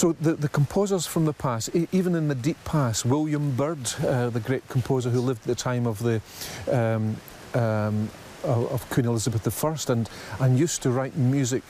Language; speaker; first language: English; native; English